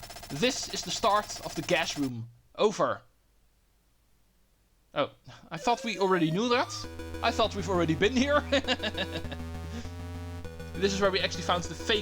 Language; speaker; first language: English; non-native, fluent; Dutch